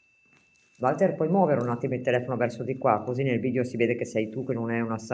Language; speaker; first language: Italian; native; Italian